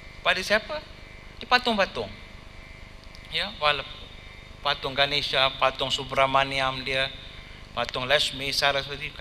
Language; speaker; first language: Malay; non-native, local second language; Tamil